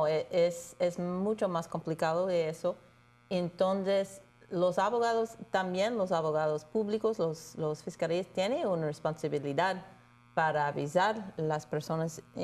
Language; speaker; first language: Spanish; non-native, fluent; English